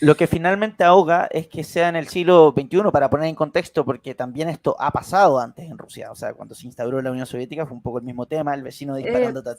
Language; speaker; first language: Spanish; native; Spanish